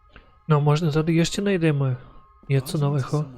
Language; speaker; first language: Czech; non-native, learner; Ukrainian